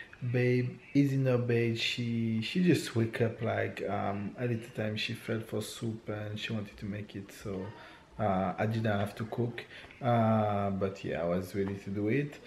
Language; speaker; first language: English; non-native, fluent; French